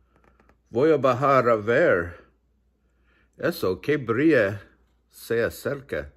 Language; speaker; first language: Spanish; non-native, learner; English